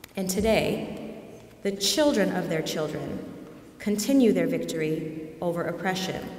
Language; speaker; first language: English; native; English